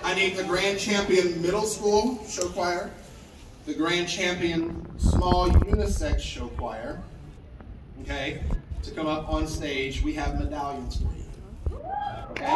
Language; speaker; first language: English; native; English